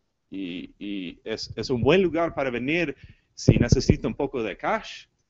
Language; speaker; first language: Spanish; non-native, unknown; English